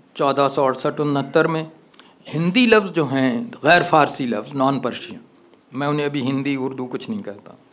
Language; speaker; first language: Hindi; native; Hindi